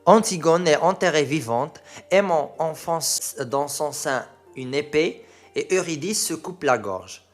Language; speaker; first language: French; non-native, local second language; Arabic